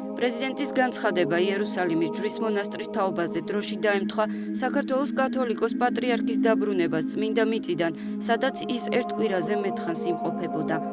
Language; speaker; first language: Georgian; native; Georgian